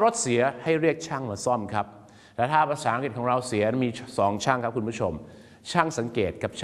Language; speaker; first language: Thai; native; Thai